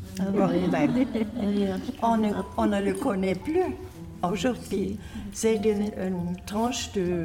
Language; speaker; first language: French; non-native, learner; German